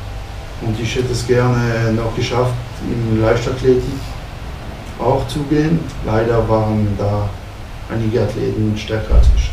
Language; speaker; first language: German; non-native, fluent; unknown